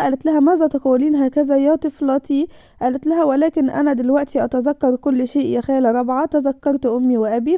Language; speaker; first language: Arabic; native; Arabic